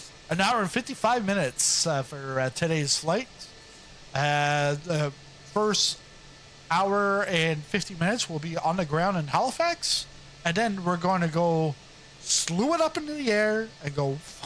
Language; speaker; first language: English; native; English